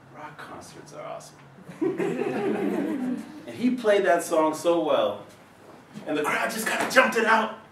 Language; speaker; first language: English; native; English